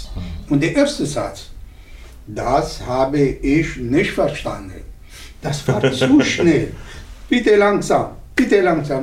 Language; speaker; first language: German; non-native, learner; Arabic